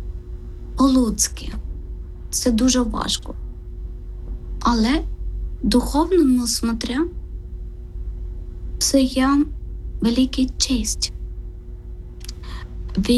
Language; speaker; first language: Ukrainian; non-native, learner; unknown